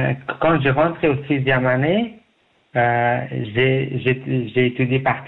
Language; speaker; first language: French; non-native, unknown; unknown